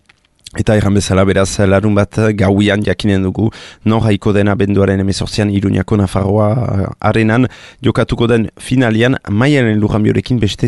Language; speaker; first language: Basque; native; Basque